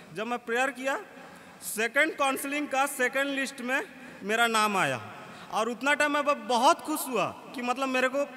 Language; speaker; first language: Hindi; native; Hindi